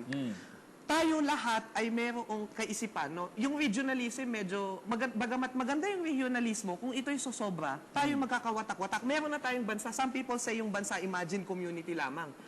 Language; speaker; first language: Filipino; native; Filipino